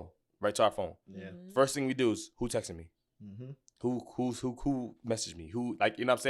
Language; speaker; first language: English; native; English